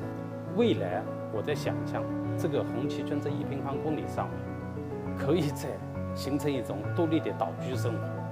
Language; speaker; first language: Chinese; native; Chinese